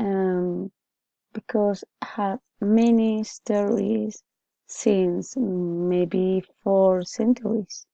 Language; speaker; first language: English; non-native, learner; Spanish